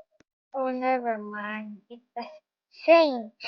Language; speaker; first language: English; non-native, learner; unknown